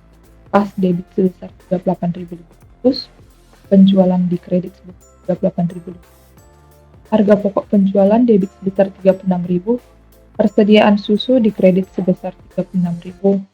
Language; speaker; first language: Indonesian; native; Indonesian